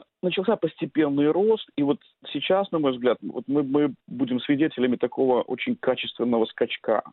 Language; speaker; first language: Russian; native; Russian